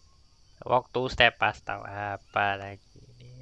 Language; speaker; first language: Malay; non-native, local second language; Chinese